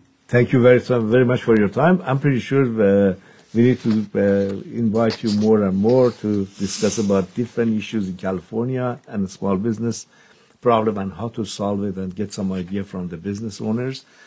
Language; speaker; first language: English; non-native, fluent; Persian